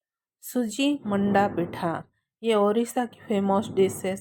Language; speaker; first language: Hindi; non-native, local second language; Odia